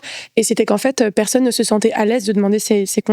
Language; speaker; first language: French; native; French